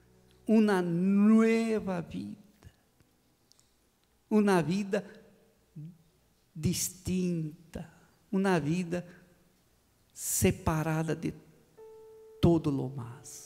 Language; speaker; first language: Portuguese; non-native, fluent; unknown